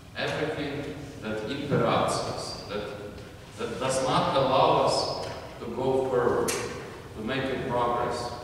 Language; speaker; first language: English; non-native, fluent; Ukrainian